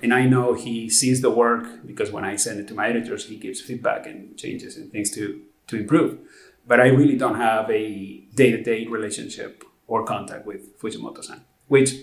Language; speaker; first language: English; non-native, fluent; Spanish